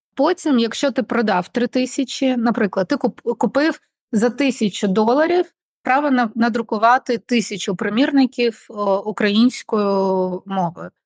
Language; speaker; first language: Ukrainian; non-native, local second language; Russian